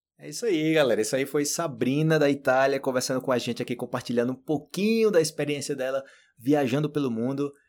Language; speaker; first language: Portuguese; native; Portuguese